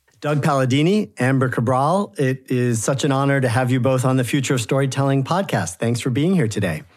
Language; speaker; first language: English; native; English